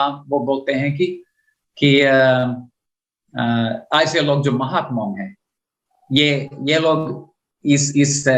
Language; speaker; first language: Hindi; non-native, learner; Finnish